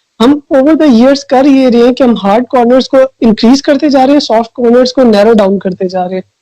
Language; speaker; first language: Urdu; non-native, local second language; Punjabi